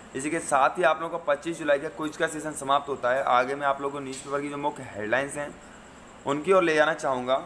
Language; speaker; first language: Hindi; native; Hindi